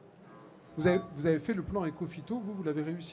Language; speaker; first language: French; native; French